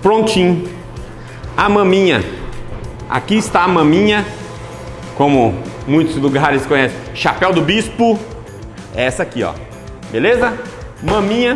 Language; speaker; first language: Portuguese; native; Portuguese